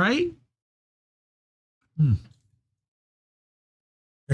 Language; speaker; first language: English; native; English